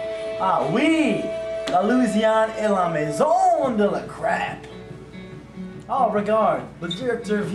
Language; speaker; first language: French; non-native, learner; English